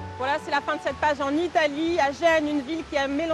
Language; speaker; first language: French; native; French